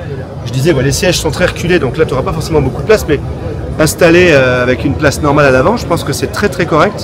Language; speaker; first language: French; native; French